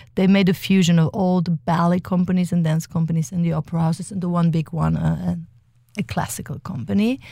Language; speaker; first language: English; early bilingual, other home language; German